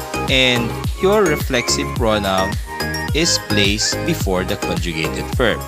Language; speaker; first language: English; non-native, local second language; Filipino